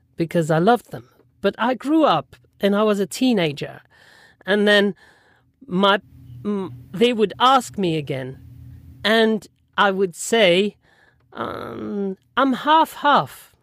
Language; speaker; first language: English; non-native, fluent; French